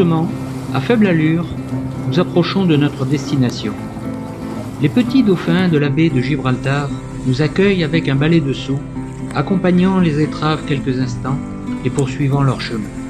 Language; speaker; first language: French; native; French